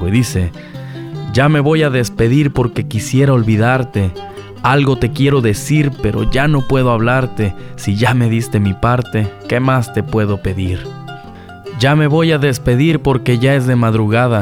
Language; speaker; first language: Spanish; native; Spanish